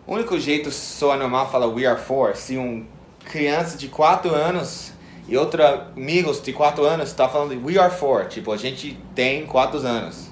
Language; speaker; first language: Portuguese; non-native, fluent; English